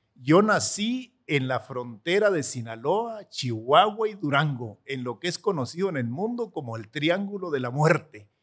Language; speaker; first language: Spanish; native; Spanish